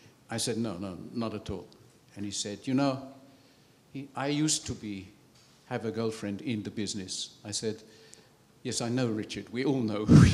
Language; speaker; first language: English; native; English